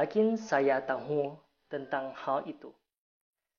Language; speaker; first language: Indonesian; non-native, fluent; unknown